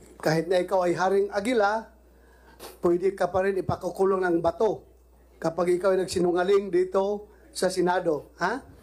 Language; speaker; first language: Filipino; non-native, local second language; Cebuano